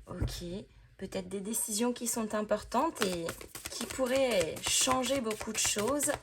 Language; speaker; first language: French; native; French